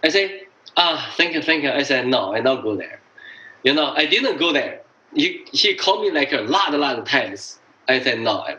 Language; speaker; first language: English; non-native, learner; Chinese